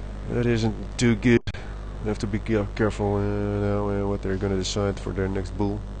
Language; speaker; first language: English; non-native, fluent; Dutch